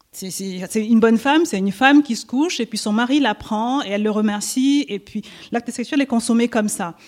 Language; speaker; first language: French; native; French